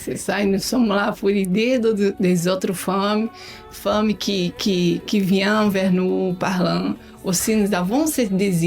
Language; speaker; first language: French; non-native, learner; Portuguese